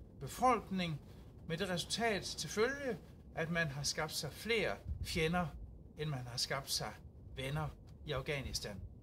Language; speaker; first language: Danish; native; Danish